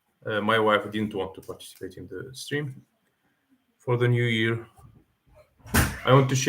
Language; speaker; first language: English; non-native, fluent; Arabic